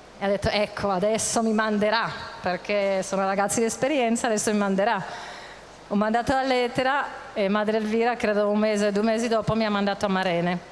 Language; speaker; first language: Italian; non-native, fluent; Czech